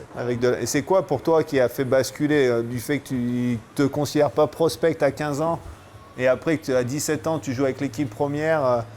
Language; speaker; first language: French; native; French